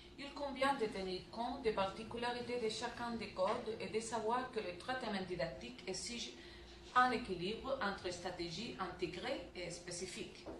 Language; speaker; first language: French; non-native, learner; Spanish